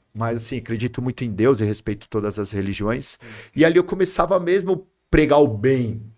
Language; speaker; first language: Portuguese; native; Portuguese